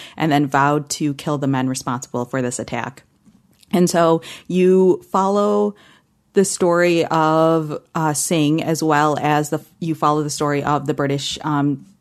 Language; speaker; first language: English; early bilingual, other home language; Hindi